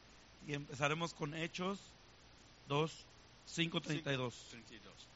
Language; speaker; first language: Spanish; non-native, fluent; English